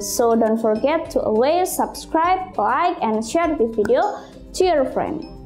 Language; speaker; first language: English; non-native, fluent; Indonesian